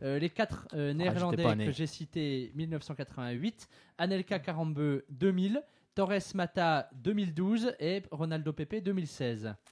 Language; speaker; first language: French; native; French